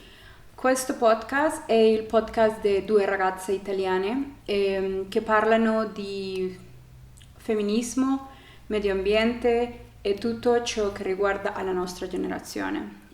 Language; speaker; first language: Italian; non-native, learner; Spanish